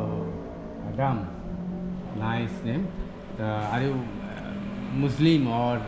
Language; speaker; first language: English; non-native, learner; Bangla